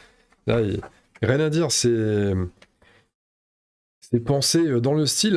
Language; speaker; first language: French; native; French